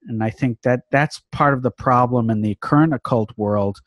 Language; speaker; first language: English; native; English